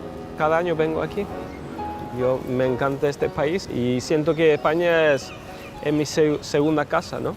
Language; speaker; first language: Spanish; early bilingual, heritage; English